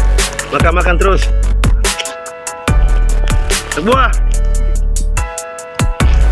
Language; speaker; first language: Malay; non-native, local second language; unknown